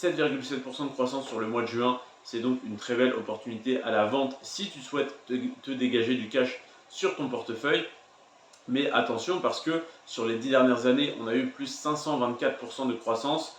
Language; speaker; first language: French; native; French